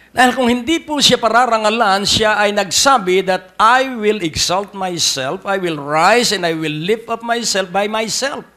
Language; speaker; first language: English; non-native, local second language; Filipino